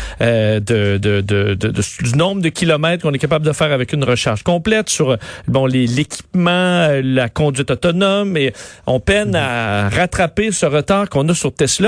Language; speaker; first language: French; native; French